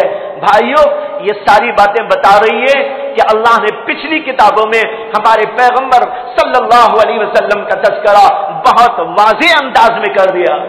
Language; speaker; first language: Urdu; native; Urdu